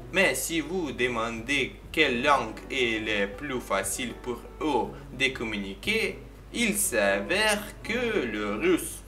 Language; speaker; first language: French; non-native, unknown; Ukrainian